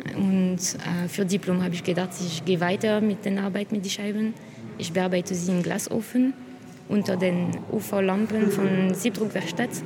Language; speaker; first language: German; non-native, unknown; French